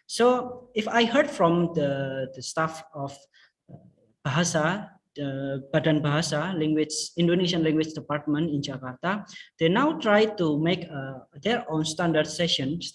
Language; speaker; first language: English; non-native, fluent; Indonesian